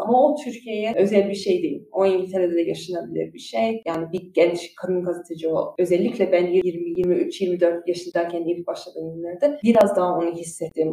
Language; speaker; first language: Turkish; early bilingual, heritage; Turkish